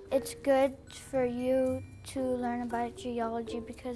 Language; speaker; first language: English; native; English